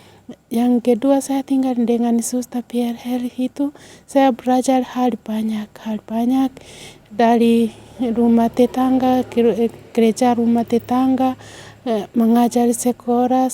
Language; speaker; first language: Indonesian; non-native, learner; Swahili